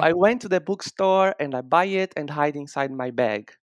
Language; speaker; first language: English; non-native, fluent; Portuguese